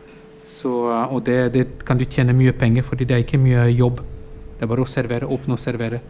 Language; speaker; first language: Norwegian; non-native, fluent; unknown